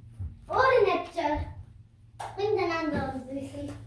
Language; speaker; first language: Mongolian; early bilingual, heritage; Mongolian